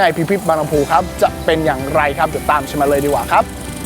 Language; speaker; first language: Thai; native; Thai